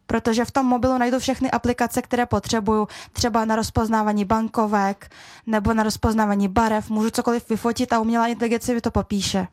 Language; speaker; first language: Czech; early bilingual, other home language; Russian